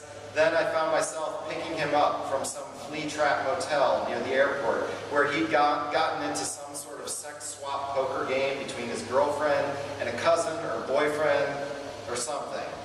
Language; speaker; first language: English; native; English